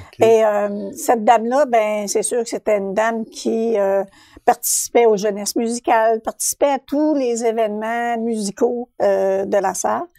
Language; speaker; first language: French; native; French